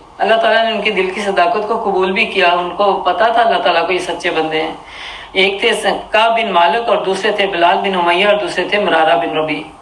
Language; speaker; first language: Urdu; early bilingual, heritage; Urdu